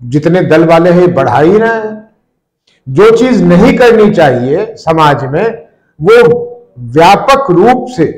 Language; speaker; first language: Hindi; native; Hindi